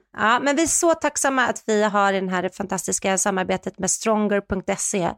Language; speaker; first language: Swedish; native; Swedish